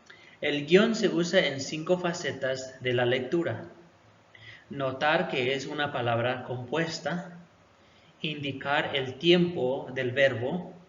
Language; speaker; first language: Spanish; non-native, local second language; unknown